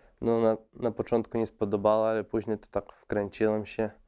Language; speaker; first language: Polish; non-native, fluent; Russian